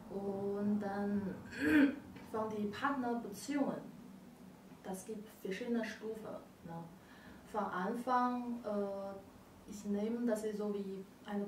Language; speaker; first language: German; non-native, learner; Chinese